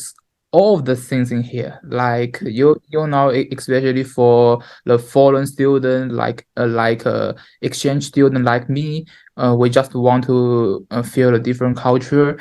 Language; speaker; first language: English; non-native, learner; Chinese